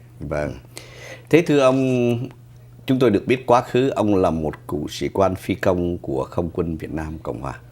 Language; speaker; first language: Vietnamese; native; Vietnamese